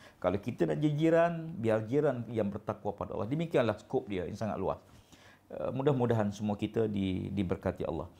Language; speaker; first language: Malay; native; Malay